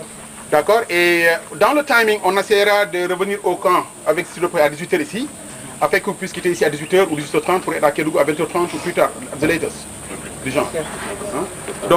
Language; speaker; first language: French; non-native, local second language; Wolof